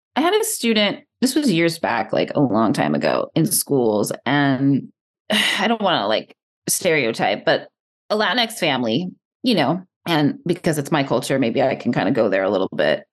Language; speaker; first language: English; early bilingual, other home language; Spanish